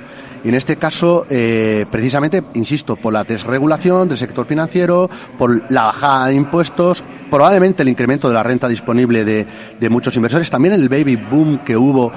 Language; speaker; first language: Spanish; native; Spanish